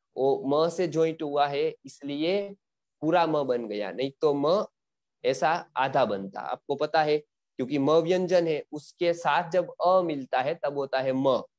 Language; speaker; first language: Hindi; non-native, local second language; Gujarati